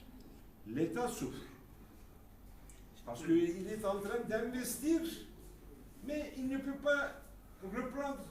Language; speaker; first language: French; non-native, fluent; Turkish